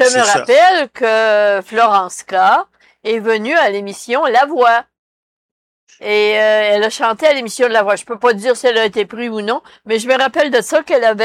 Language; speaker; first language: French; native; French